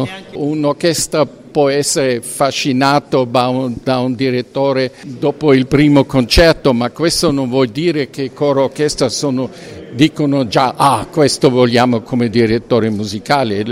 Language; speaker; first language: Italian; non-native, fluent; German